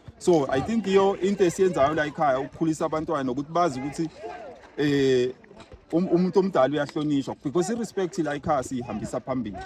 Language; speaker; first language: Zulu; native; Zulu